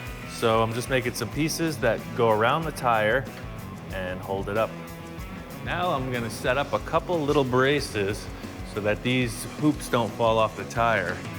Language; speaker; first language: English; native; English